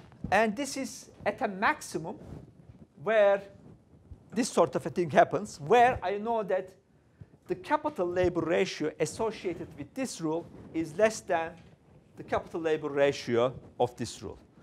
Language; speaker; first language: English; non-native, fluent; Turkish